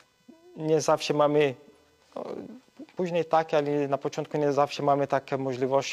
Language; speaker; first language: Polish; early bilingual, heritage; Portuguese